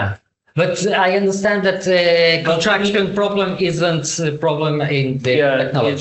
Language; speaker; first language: English; non-native, learner; Polish